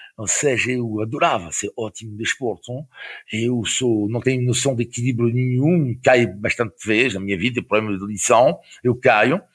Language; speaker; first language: Portuguese; non-native, fluent; French